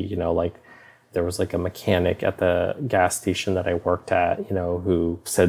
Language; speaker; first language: English; native; English